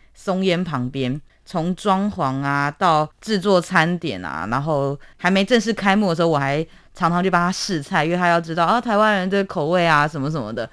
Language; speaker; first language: Chinese; native; Chinese